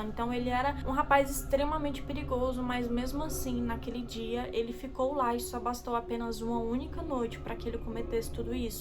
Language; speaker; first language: Portuguese; native; Portuguese